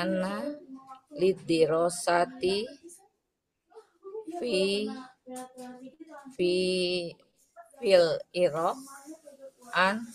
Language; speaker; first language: Arabic; non-native, learner; Indonesian